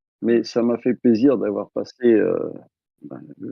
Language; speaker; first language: French; native; French